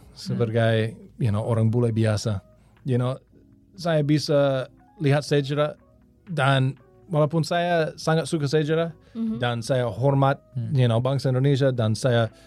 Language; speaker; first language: Indonesian; non-native, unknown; English